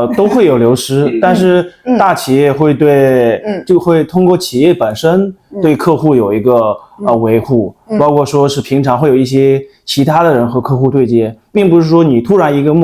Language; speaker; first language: Chinese; native; Chinese